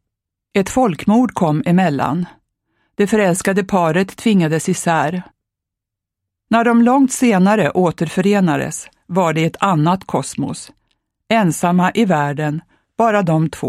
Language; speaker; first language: Swedish; early bilingual, other home language; Hungarian